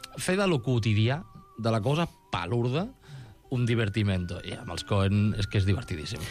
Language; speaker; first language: Catalan; native; Catalan